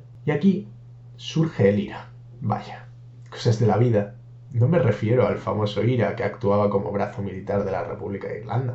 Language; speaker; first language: Spanish; native; Spanish